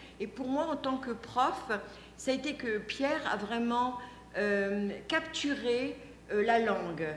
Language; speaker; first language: French; native; French